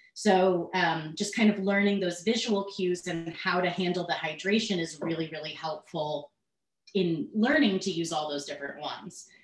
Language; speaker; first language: English; native; English